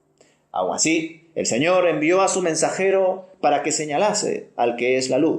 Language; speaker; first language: Spanish; native; Spanish